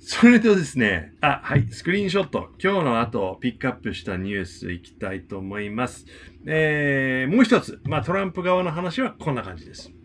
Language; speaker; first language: Japanese; non-native, fluent; English